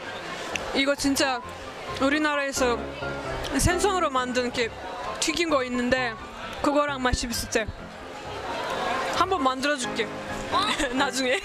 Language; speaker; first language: Korean; non-native, fluent; Azerbaijani